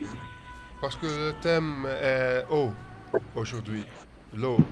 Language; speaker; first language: French; non-native, learner; Dutch